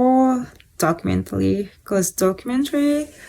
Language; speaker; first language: English; non-native, fluent; Japanese